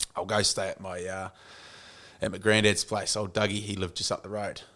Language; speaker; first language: English; native; English